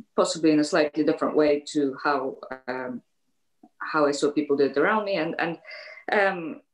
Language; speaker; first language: English; native; English